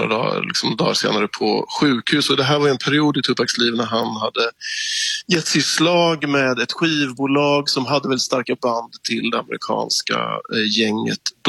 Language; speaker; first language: Swedish; native; Swedish